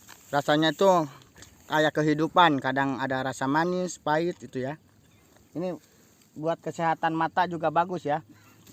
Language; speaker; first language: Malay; non-native, local second language; Sundanese